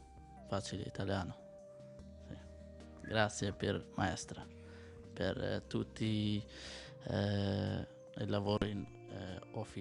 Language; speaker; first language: Italian; non-native, learner; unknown